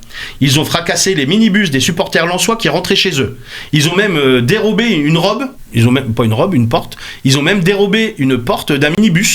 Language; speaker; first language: French; native; French